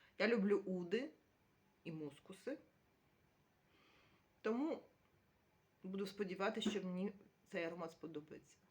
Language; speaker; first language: Ukrainian; native; Ukrainian